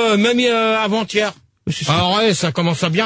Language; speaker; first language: French; native; French